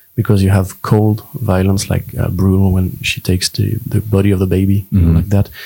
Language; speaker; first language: English; non-native, fluent; French